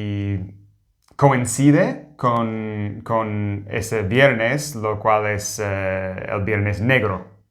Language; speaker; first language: Spanish; non-native, fluent; English